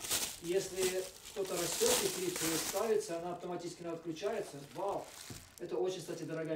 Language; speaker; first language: Russian; native; Russian